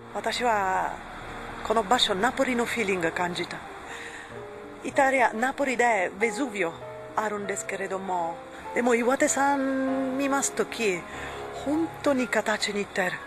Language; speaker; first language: Japanese; non-native, learner; Italian